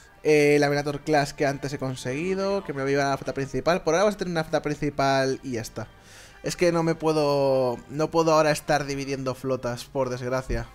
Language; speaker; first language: Spanish; native; Spanish